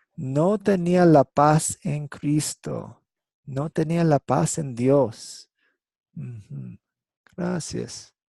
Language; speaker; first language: Spanish; non-native, fluent; English